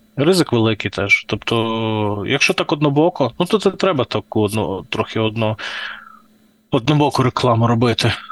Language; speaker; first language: Ukrainian; non-native, local second language; Russian